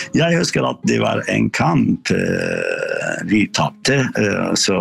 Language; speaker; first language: Norwegian; non-native, learner; Arabic